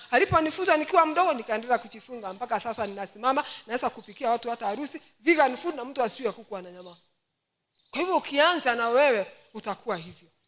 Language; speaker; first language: Swahili; non-native, local second language; Gusii